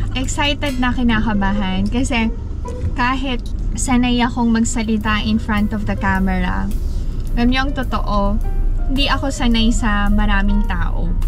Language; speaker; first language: Filipino; native; Filipino